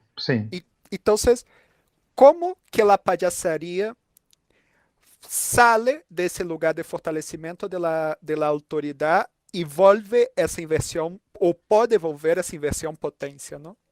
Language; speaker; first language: Spanish; non-native, fluent; Portuguese